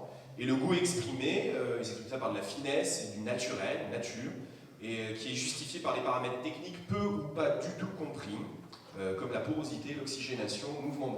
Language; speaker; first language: French; native; French